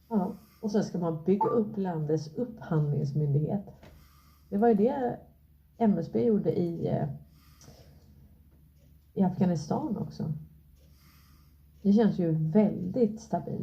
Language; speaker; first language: Swedish; native; Swedish